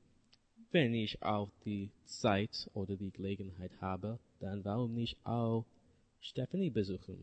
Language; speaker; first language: German; non-native, learner; English